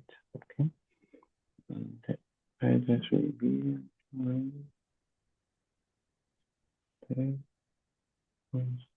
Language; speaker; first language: English; non-native, learner; Portuguese